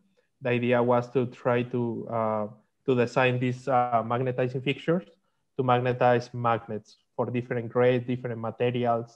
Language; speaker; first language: English; non-native, learner; Spanish